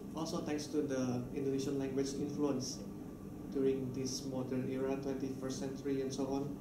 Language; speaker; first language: English; non-native, fluent; Indonesian